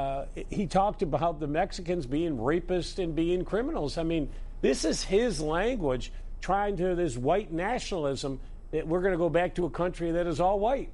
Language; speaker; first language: English; native; English